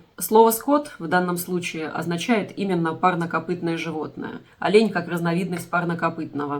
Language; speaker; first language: Russian; native; Russian